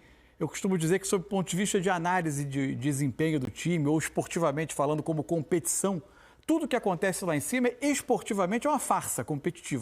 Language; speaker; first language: Portuguese; native; Portuguese